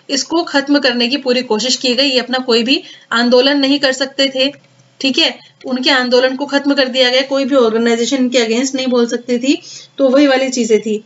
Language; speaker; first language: Hindi; native; Hindi